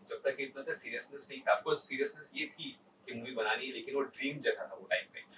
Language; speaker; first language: Hindi; native; Hindi